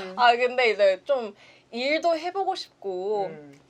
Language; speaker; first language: Korean; non-native, fluent; Thai